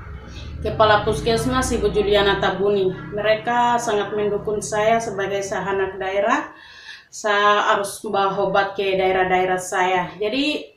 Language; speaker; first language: Indonesian; non-native, local second language; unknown